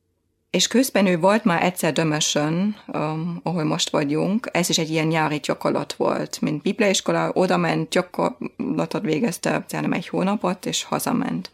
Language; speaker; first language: Hungarian; non-native, fluent; German